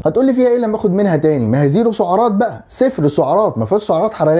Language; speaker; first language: Arabic; native; Arabic